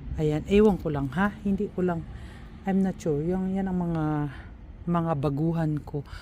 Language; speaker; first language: Filipino; native; Filipino